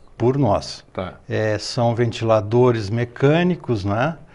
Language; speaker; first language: Portuguese; native; Portuguese